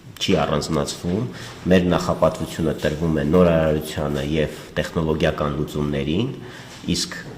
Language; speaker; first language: Armenian; native; Armenian